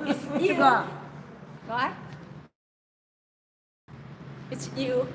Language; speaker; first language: English; non-native, learner; Chinese